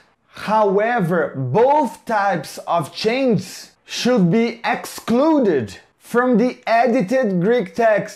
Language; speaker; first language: English; non-native, fluent; Portuguese